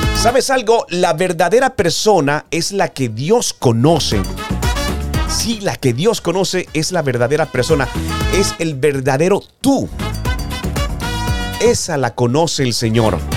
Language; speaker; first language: Spanish; native; Spanish